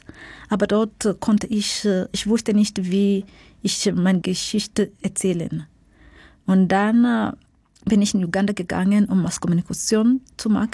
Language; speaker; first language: German; non-native, learner; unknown